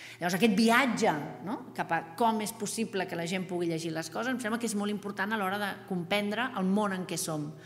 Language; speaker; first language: Catalan; native; Catalan